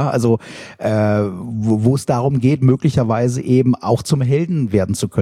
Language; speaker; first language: German; native; German